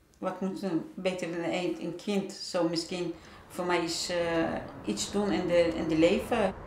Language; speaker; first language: Dutch; non-native, learner; Turkish